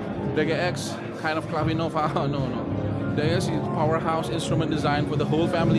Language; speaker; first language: English; non-native, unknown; Indonesian